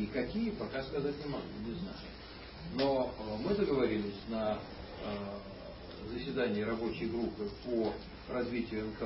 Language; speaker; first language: Russian; native; Russian